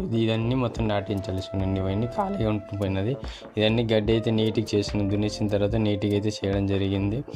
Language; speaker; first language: Telugu; non-native, local second language; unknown